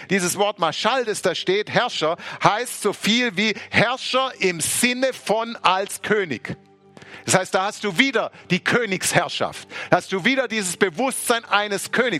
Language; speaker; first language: German; native; German